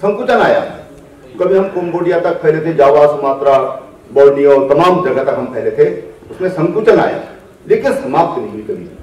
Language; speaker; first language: Hindi; native; Hindi